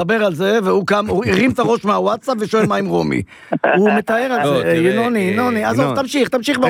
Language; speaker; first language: Hebrew; native; Hebrew